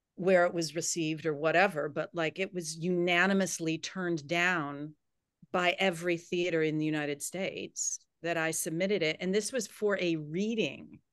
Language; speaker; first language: English; native; English